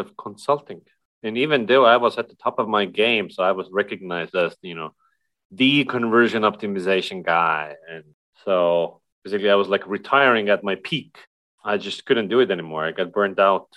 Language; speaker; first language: English; non-native, fluent; Estonian